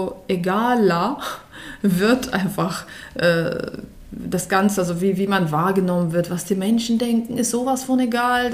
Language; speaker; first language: German; early bilingual, other home language; Russian